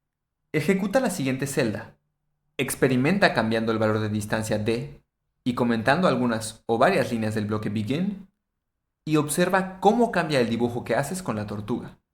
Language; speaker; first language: Spanish; native; Spanish